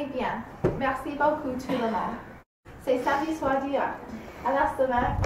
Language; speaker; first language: French; non-native, learner; English